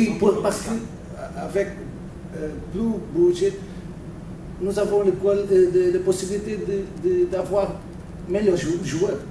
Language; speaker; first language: French; non-native, learner; Portuguese